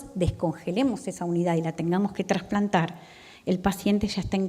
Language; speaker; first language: Spanish; native; Spanish